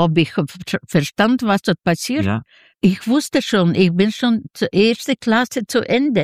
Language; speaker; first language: German; non-native, fluent; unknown